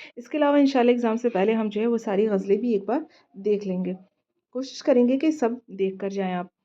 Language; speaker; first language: Urdu; native; Urdu